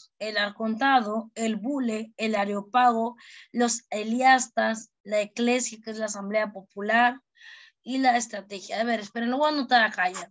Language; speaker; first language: Spanish; native; Spanish